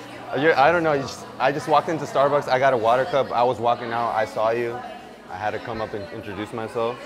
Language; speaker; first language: English; early bilingual, other home language; Spanish